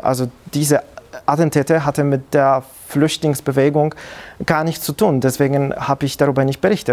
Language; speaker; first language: German; non-native, fluent; Polish